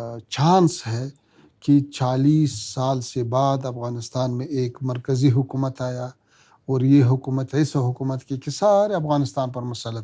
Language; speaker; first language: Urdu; non-native, fluent; Pashto